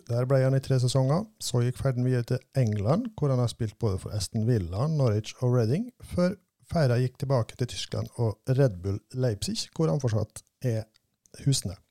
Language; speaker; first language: Norwegian; native; Norwegian